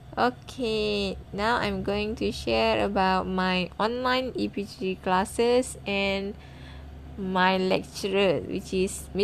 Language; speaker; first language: English; non-native, learner; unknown